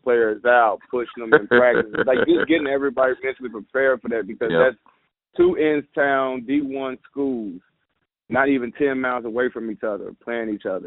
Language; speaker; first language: English; native; English